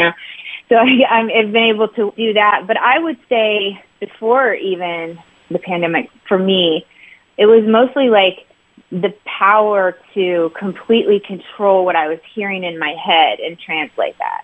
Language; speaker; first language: English; native; English